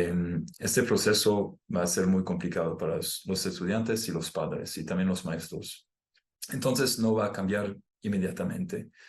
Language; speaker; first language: Spanish; non-native, fluent; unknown